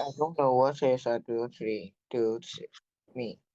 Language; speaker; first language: English; non-native, learner; Chinese